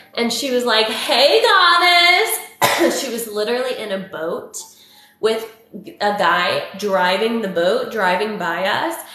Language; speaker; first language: English; native; English